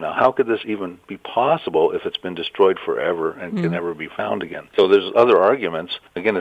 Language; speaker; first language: English; native; English